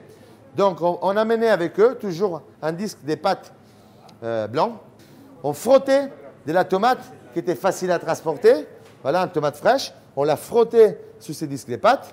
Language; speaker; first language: French; non-native, fluent; Italian